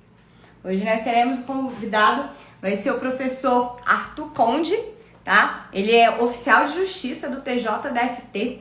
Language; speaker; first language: Portuguese; native; Portuguese